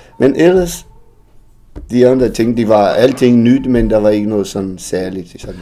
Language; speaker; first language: Danish; non-native, fluent; Portuguese